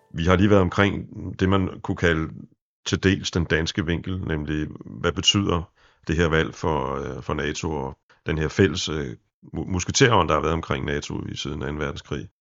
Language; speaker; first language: Danish; native; Danish